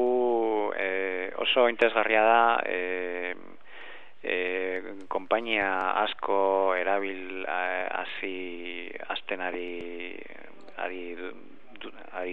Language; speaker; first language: Basque; non-native, learner; Spanish